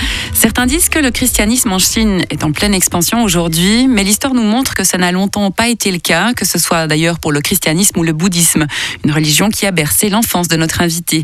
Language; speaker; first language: French; native; French